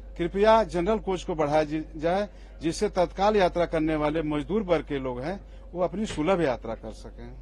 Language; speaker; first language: Hindi; native; Hindi